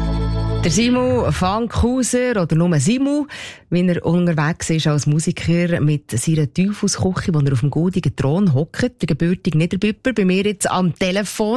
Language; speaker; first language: German; native; German